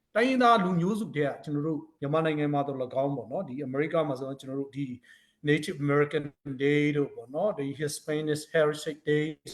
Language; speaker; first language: Burmese; non-native, local second language; Hakha Chin